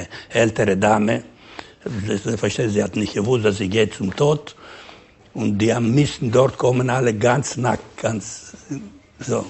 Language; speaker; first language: German; non-native, learner; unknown